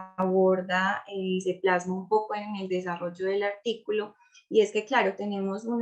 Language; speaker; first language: Spanish; native; Spanish